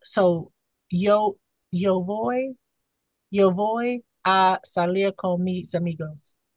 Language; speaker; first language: Spanish; non-native, learner; English